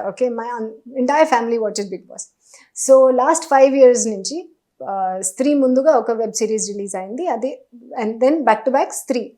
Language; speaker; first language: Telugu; non-native, learner; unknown